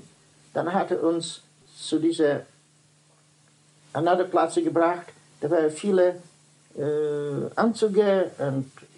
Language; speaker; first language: German; non-native, learner; Dutch